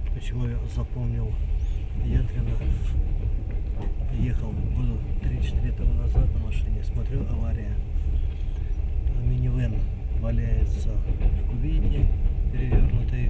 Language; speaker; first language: Russian; native; Russian